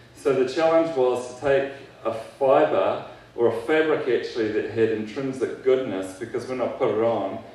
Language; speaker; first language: English; native; English